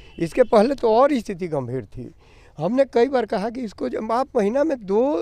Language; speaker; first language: Hindi; native; Hindi